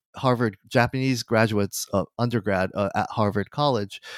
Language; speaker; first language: English; non-native, fluent; Japanese